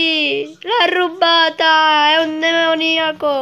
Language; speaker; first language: Italian; native; Italian